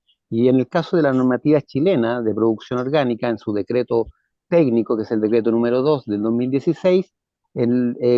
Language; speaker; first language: Spanish; native; Spanish